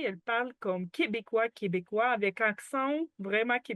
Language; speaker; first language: French; non-native, learner; Ukrainian